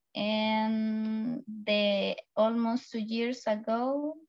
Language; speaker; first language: English; non-native, learner; Spanish